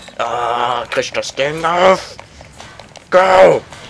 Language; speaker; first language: German; native; German